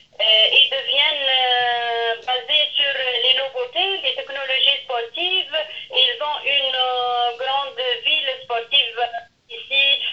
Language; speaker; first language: French; non-native, local second language; Arabic